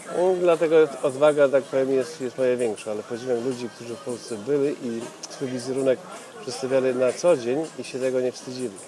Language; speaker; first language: Polish; early bilingual, heritage; Polish